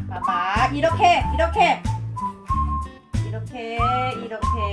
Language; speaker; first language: Korean; non-native, learner; Thai